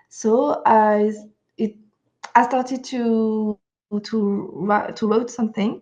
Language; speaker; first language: English; non-native, fluent; French